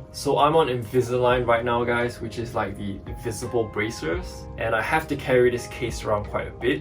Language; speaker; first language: English; native; English